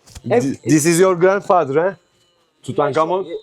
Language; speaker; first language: English; non-native, learner; Turkish